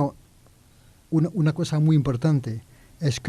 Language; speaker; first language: Spanish; non-native, learner; French